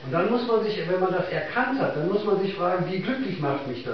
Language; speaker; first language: German; native; German